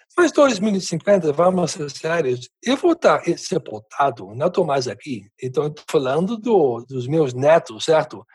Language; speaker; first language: Portuguese; non-native, fluent; Dutch